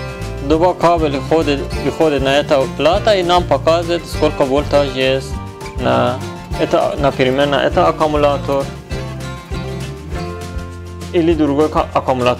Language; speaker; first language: Russian; non-native, learner; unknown